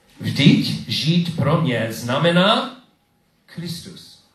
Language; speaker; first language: Czech; non-native, learner; English